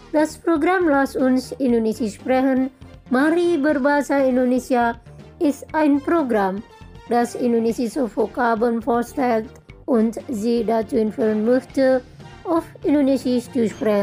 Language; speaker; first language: German; non-native, fluent; Indonesian